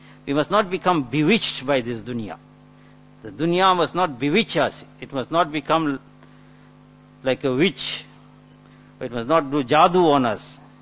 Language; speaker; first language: English; native; English